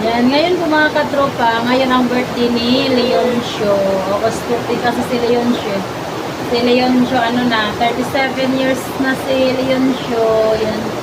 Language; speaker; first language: Filipino; non-native, local second language; Cebuano